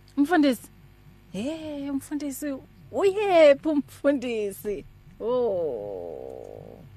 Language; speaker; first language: Zulu; native; Zulu